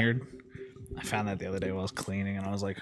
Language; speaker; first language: English; native; English